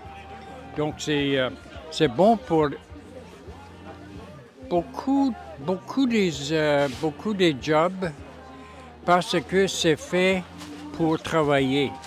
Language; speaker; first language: French; non-native, local second language; English